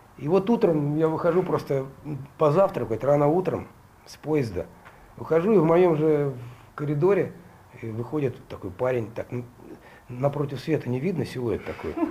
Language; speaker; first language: Russian; native; Russian